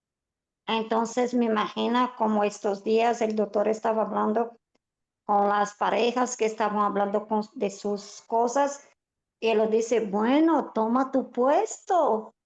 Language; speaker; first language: Spanish; non-native, fluent; Portuguese